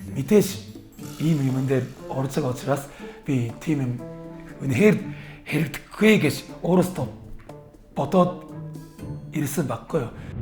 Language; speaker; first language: Mongolian; non-native, learner; Korean